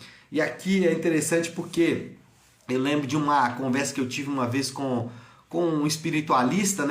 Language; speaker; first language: Portuguese; native; Portuguese